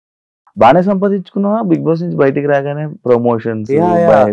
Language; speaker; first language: Telugu; native; Telugu